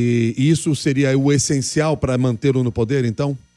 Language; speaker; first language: Portuguese; native; Portuguese